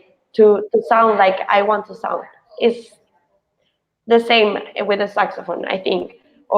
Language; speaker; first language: English; non-native, fluent; Spanish